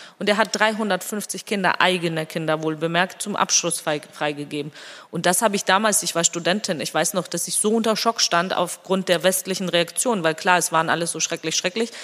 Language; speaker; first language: German; non-native, fluent; Georgian